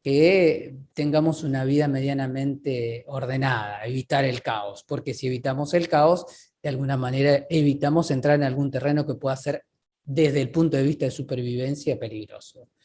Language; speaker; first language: Spanish; native; Spanish